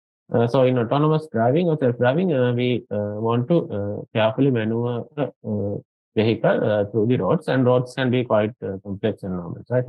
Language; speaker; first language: English; non-native, local second language; Sinhala